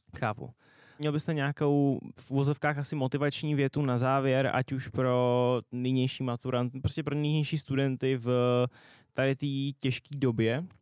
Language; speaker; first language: Czech; native; Czech